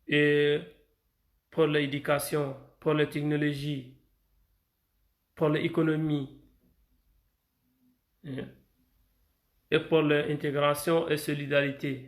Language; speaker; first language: French; non-native, fluent; Arabic